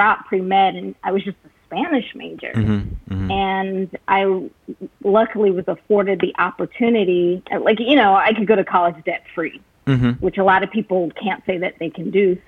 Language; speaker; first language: English; native; English